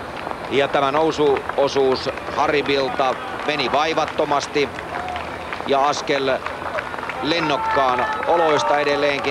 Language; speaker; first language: Finnish; native; Finnish